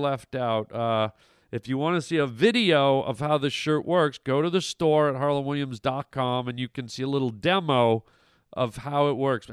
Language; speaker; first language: English; native; English